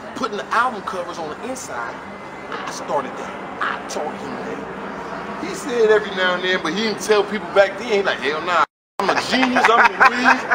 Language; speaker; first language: English; native; English